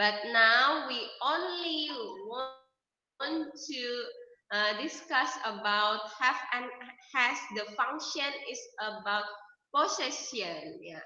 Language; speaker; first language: English; non-native, fluent; Indonesian